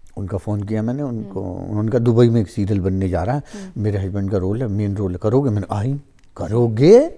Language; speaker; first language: Hindi; native; Hindi